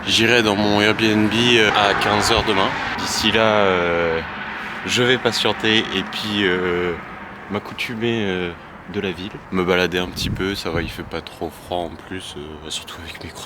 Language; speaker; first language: French; native; French